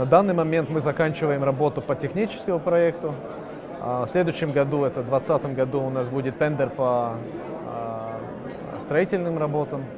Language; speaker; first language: Russian; non-native, local second language; Latvian